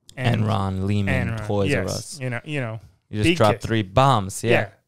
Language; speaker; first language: English; non-native, fluent; Hebrew